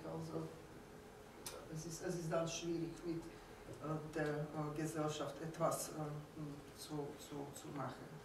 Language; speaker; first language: German; non-native, fluent; Slovak